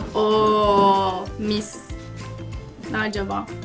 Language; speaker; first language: Turkish; non-native, fluent; Russian